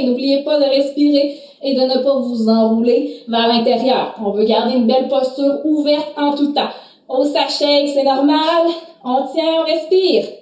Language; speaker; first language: French; native; French